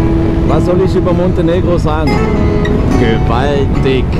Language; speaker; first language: German; non-native, fluent; French